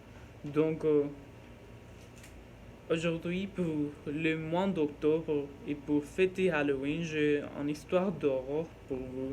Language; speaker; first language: French; non-native, learner; Norwegian